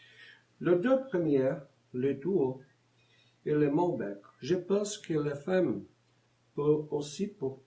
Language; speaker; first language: French; non-native, learner; Portuguese